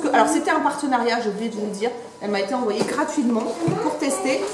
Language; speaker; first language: French; native; French